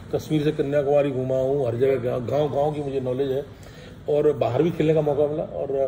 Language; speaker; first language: Hindi; native; Hindi